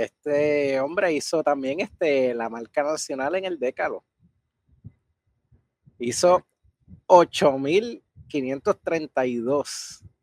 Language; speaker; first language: Spanish; native; Spanish